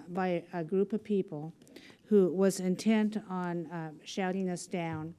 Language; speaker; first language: English; native; English